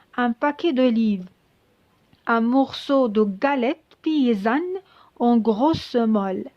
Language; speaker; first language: French; non-native, local second language; Arabic